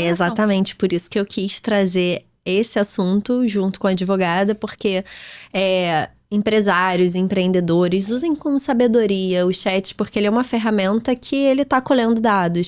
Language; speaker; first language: Portuguese; native; Portuguese